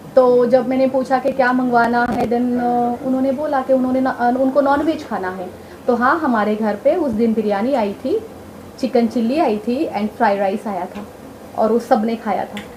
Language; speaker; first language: Hindi; non-native, local second language; Marathi